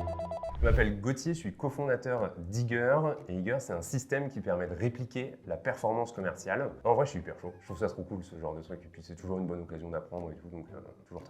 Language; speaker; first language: French; native; French